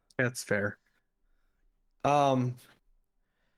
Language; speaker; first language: English; native; English